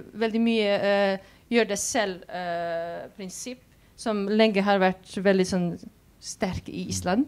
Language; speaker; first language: Swedish; non-native, fluent; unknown